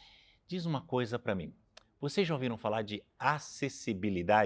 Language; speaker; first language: Portuguese; native; Portuguese